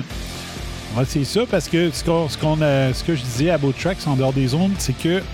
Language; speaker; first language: French; native; French